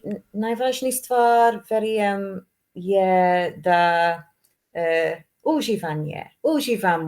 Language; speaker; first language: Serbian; non-native, learner; English